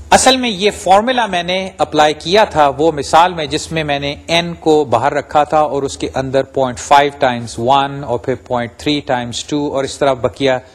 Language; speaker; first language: Urdu; native; Urdu